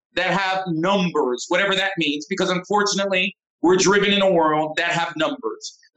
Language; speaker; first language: English; native; English